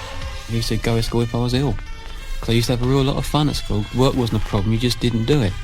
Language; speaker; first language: English; native; English